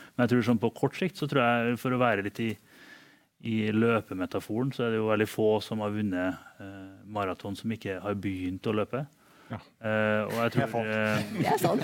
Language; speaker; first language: Norwegian; native; Norwegian